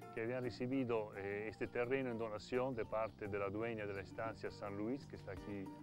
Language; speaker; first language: Spanish; non-native, fluent; Italian